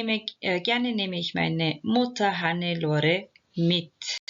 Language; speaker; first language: German; non-native, fluent; Turkish